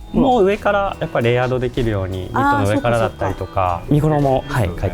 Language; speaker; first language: Japanese; native; Japanese